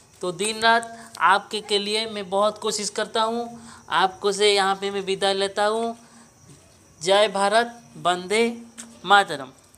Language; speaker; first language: Hindi; non-native, local second language; Odia